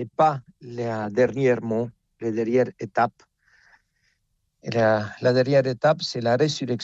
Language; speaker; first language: French; non-native, fluent; Spanish